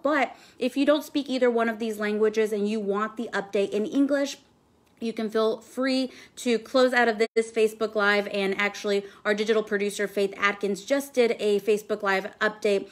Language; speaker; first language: English; early bilingual, other home language; Spanish